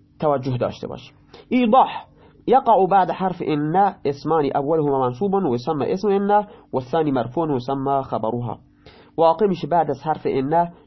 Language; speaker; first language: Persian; non-native, local second language; Baluchi